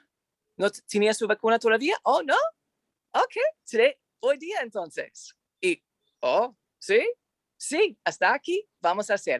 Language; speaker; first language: Spanish; non-native, learner; English